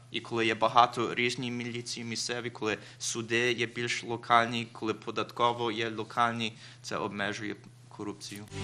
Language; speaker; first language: Ukrainian; early bilingual, heritage; Ukrainian